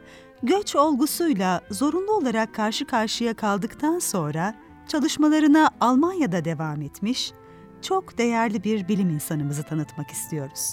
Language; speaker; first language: Turkish; native; Turkish